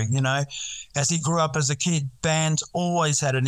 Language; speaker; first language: English; native; English